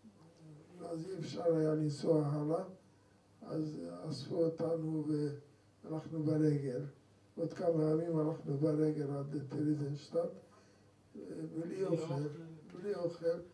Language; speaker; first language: Hebrew; non-native, fluent; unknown